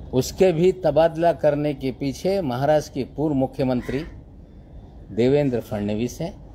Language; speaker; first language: Hindi; native; Hindi